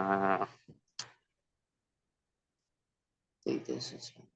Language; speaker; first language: Chinese; non-native, learner; Indonesian